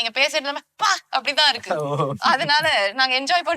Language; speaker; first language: Tamil; native; Tamil